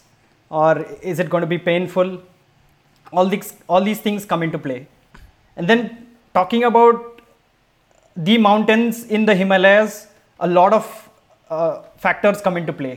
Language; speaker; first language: English; non-native, local second language; Kannada